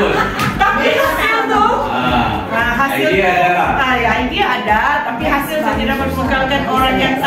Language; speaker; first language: Malay; native; Malay